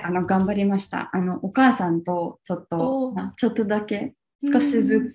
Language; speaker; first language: Japanese; early bilingual, other home language; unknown